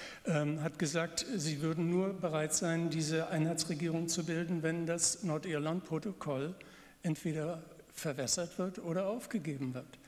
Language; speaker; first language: German; native; German